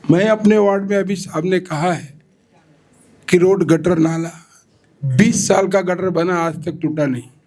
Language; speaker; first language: Hindi; non-native, local second language; Marathi